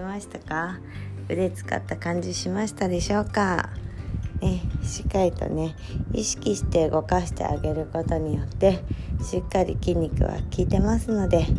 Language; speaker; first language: Japanese; native; Japanese